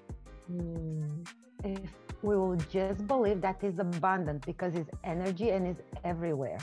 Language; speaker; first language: English; non-native, fluent; Romanian